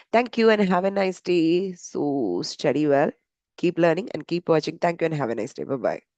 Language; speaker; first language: English; non-native, local second language; Malayalam